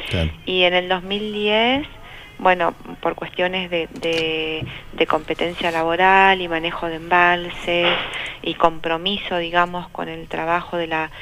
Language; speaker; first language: Spanish; native; Spanish